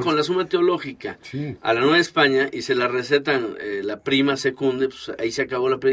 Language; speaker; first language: Spanish; native; Spanish